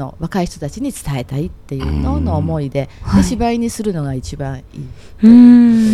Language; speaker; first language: Japanese; native; Japanese